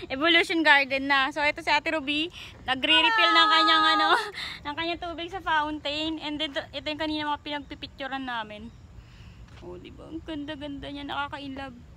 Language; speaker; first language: Filipino; native; Filipino